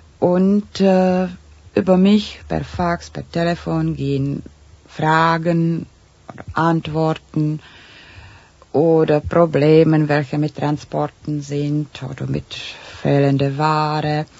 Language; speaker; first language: German; non-native, fluent; Czech